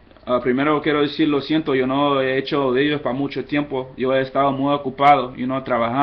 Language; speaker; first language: Spanish; non-native, fluent; English